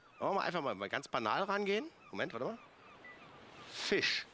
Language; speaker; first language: German; native; German